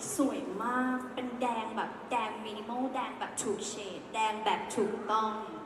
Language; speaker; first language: Thai; native; Thai